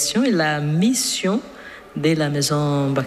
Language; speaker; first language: French; non-native, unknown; Portuguese